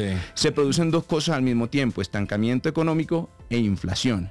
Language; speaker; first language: Spanish; native; Spanish